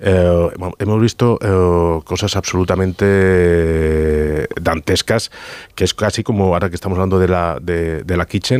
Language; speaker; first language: Spanish; native; Spanish